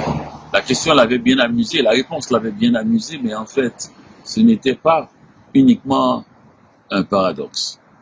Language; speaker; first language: French; non-native, local second language; Haitian Creole